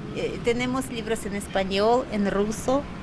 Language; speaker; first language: Spanish; non-native, learner; Russian